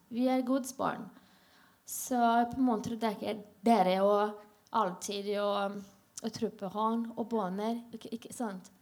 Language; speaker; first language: Norwegian; non-native, learner; Portuguese